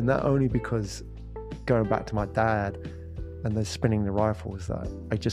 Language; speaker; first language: English; native; English